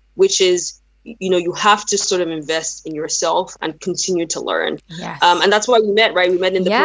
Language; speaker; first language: English; non-native, local second language; Yoruba